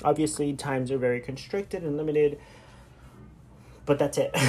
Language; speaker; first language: English; early bilingual, other home language; Spanish